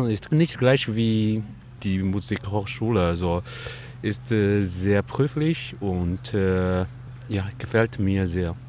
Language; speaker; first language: German; non-native, learner; Chinese